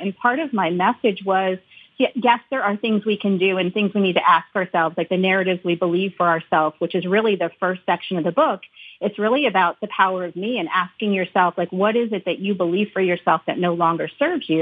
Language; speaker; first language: English; native; English